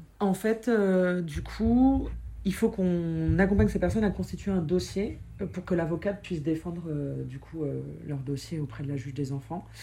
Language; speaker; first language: French; native; French